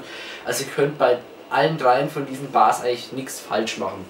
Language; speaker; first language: German; native; German